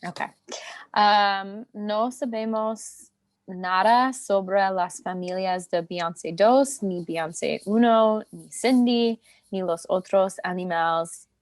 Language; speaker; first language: Spanish; non-native, learner; English